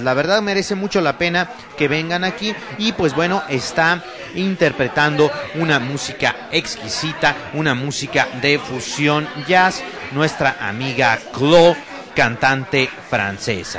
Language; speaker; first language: Spanish; native; Spanish